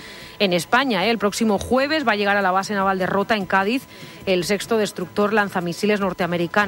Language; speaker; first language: Spanish; native; Spanish